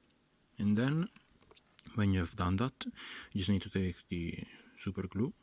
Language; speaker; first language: English; non-native, fluent; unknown